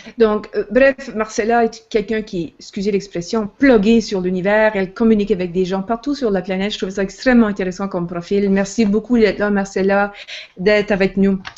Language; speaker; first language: French; native; French